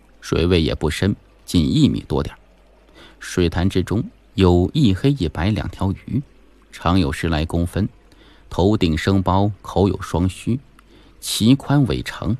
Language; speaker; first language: Chinese; native; Chinese